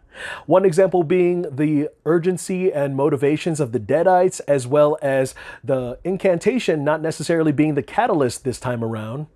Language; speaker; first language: English; native; English